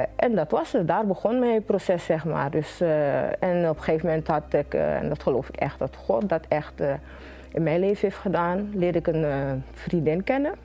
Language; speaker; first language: Dutch; native; Dutch